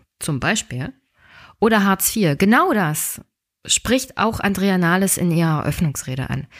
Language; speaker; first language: German; native; German